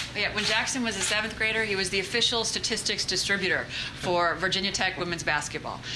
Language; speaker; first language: English; native; English